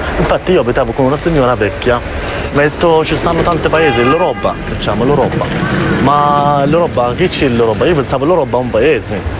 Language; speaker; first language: Italian; non-native, fluent; Arabic